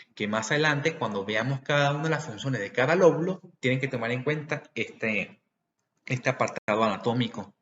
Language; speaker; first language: Spanish; native; Spanish